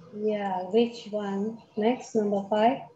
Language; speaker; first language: English; non-native, fluent; Indonesian